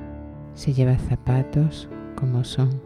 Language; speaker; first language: Spanish; native; Spanish